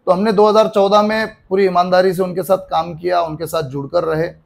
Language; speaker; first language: Hindi; non-native, local second language; Marathi